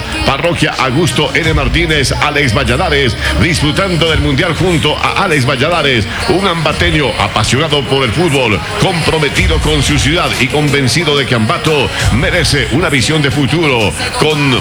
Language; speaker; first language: Spanish; native; Spanish